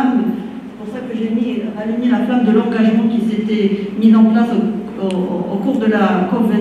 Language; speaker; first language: French; non-native, local second language; Arabic